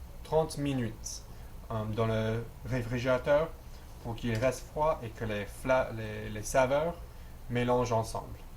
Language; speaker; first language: French; non-native, learner; English